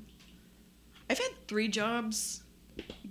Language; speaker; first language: English; native; English